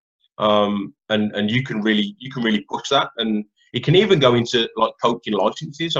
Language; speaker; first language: English; native; English